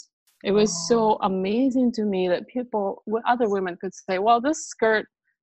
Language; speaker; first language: English; non-native, fluent; Russian